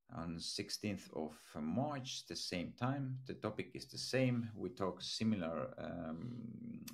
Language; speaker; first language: English; non-native, fluent; Estonian